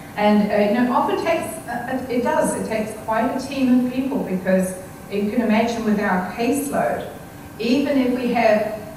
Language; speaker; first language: English; native; English